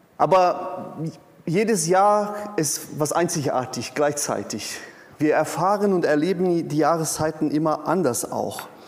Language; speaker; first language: German; non-native, fluent; Portuguese